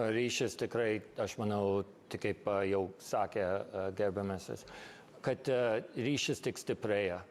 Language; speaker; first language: Lithuanian; early bilingual, heritage; Lithuanian